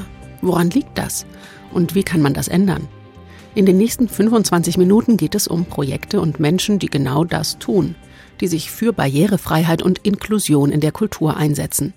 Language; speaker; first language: German; native; German